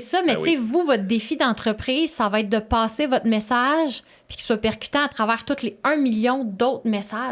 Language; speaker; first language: French; native; French